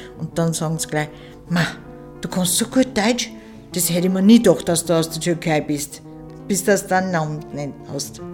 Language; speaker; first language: German; early bilingual, other home language; Turkish